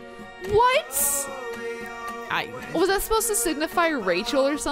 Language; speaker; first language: English; native; English